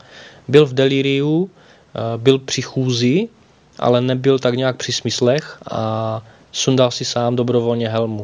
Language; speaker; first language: Czech; native; Czech